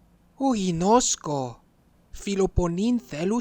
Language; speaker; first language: Greek; non-native, fluent; English